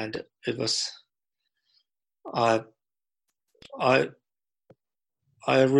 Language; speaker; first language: English; non-native, fluent; Finnish